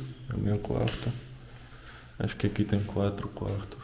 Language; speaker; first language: Portuguese; non-native, learner; Russian